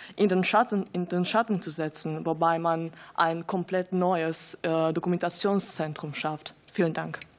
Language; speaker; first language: German; non-native, fluent; Russian